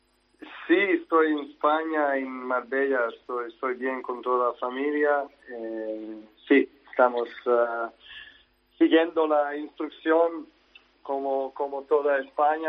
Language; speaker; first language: Spanish; non-native, learner; Serbian